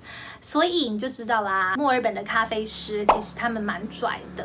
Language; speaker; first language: Chinese; native; Chinese